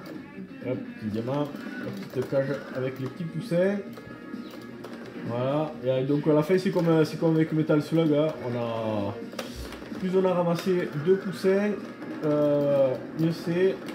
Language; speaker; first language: French; native; French